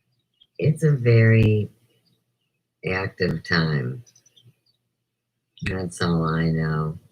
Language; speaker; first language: English; native; English